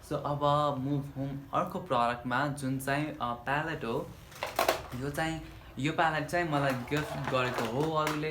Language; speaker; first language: Nepali; native; Nepali